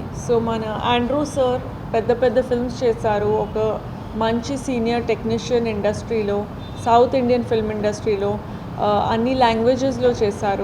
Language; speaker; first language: Telugu; non-native, fluent; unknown